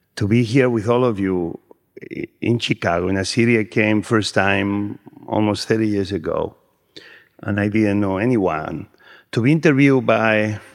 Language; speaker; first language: English; non-native, fluent; Spanish